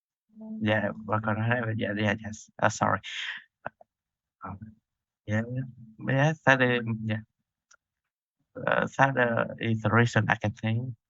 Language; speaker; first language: English; non-native, learner; Vietnamese